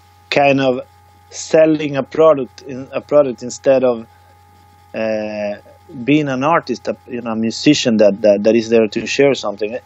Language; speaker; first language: English; non-native, fluent; Swedish